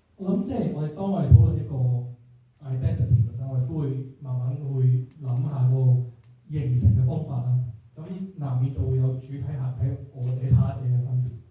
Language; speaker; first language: Cantonese; native; Cantonese